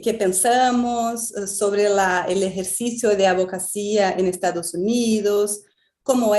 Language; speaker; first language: Spanish; non-native, fluent; Portuguese